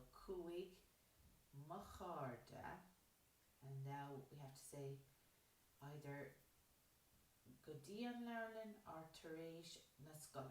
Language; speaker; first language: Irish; non-native, local second language; English